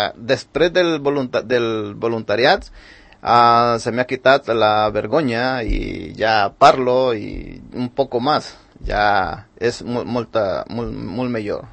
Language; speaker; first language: Catalan; non-native, learner; Spanish